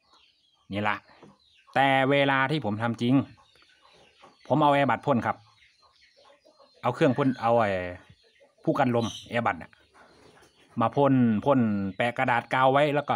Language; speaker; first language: Thai; native; Thai